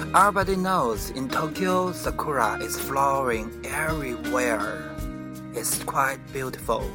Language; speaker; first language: English; non-native, learner; Chinese